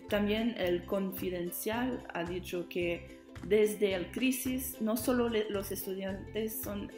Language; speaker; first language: Spanish; non-native, learner; English